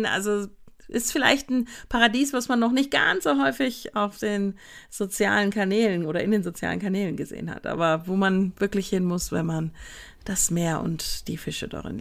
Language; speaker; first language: German; native; German